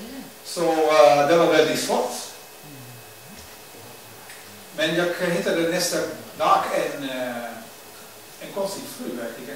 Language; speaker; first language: Swedish; non-native, learner; Dutch